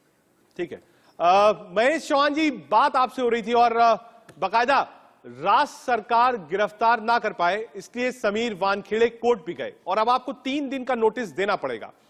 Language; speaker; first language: Hindi; native; Hindi